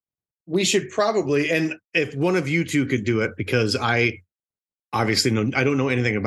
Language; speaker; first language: English; native; English